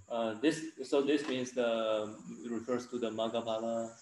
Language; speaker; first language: English; non-native, learner; Chinese